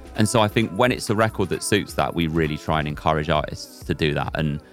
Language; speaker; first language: English; native; English